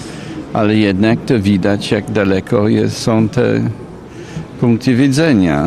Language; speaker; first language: Polish; non-native, fluent; English